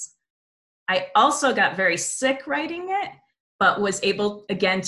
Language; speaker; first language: English; native; English